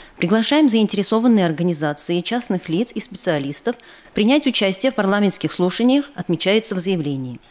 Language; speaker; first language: Russian; non-native, local second language; Armenian